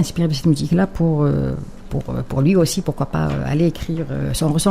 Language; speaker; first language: French; non-native, local second language; Arabic